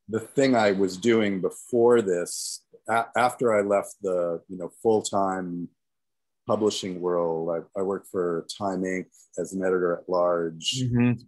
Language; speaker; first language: English; native; English